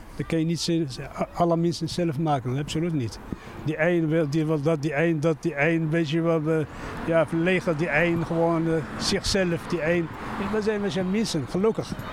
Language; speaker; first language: Dutch; non-native, learner; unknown